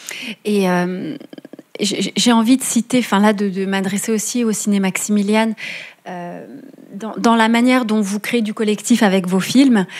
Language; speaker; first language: French; native; French